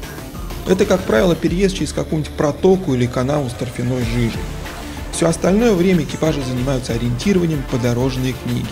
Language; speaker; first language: Russian; native; Russian